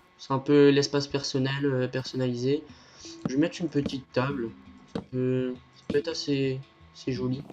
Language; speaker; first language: French; native; French